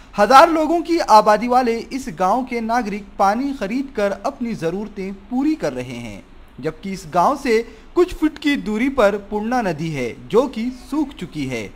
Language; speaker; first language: Hindi; non-native, local second language; Marathi